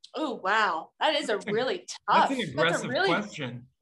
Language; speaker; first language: English; native; English